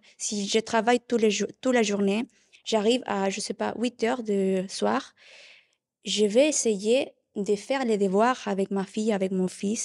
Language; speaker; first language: French; non-native, learner; Spanish